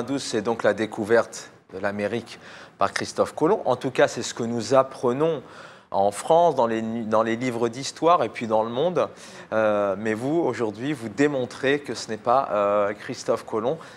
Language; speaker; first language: French; native; French